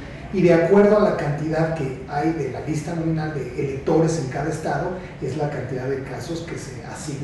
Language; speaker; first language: Spanish; native; Spanish